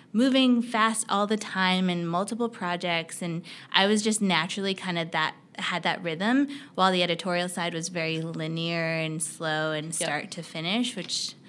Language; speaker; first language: English; native; English